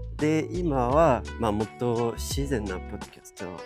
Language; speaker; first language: Japanese; non-native, fluent; English